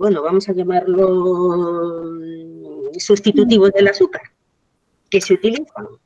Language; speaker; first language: Spanish; native; Spanish